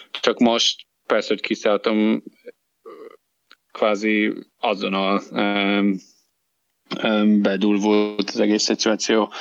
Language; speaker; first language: Hungarian; non-native, learner; English